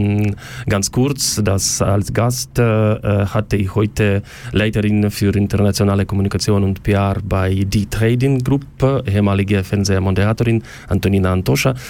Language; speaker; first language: German; non-native, learner; Ukrainian